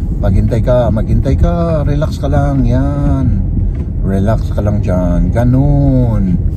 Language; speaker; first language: Filipino; native; Filipino